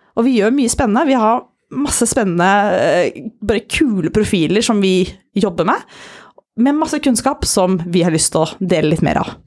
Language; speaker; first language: Norwegian; native; Norwegian